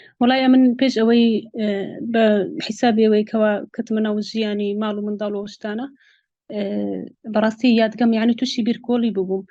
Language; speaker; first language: Central Kurdish; native; Central Kurdish